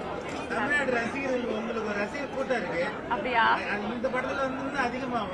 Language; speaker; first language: Tamil; native; Tamil